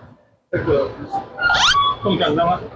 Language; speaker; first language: Chinese; non-native, learner; Korean